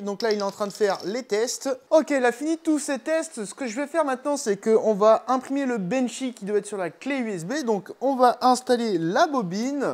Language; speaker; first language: French; native; French